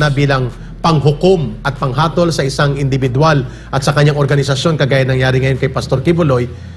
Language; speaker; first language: Filipino; native; Filipino